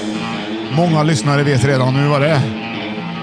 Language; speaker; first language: Swedish; native; Swedish